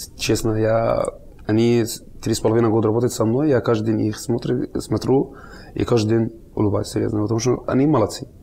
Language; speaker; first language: Russian; non-native, learner; Arabic